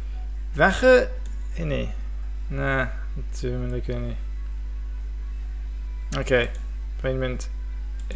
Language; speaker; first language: Welsh; non-native, fluent; English